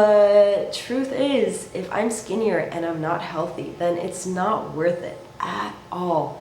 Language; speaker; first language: English; native; English